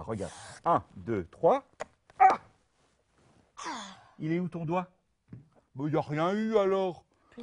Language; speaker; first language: French; native; French